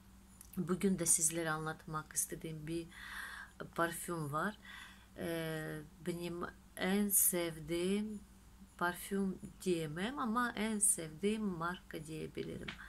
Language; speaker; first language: Turkish; non-native, fluent; Russian